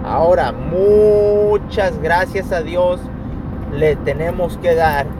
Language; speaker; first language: Spanish; early bilingual, heritage; Spanish